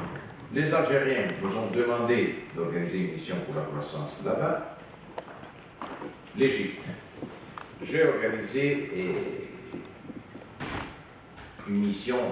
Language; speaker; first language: French; non-native, fluent; Italian